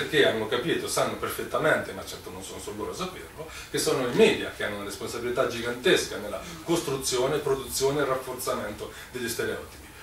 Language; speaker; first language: Italian; native; Italian